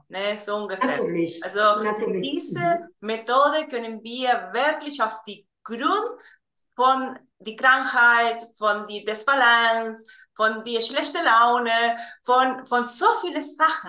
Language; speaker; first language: German; non-native, fluent; Spanish